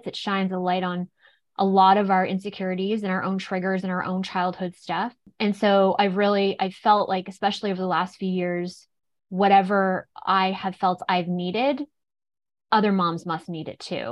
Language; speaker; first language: English; native; English